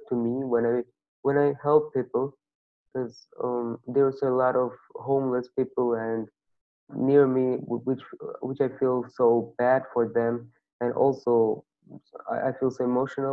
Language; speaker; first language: English; non-native, local second language; Bangla